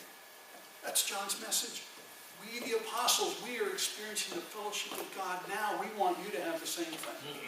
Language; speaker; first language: English; native; English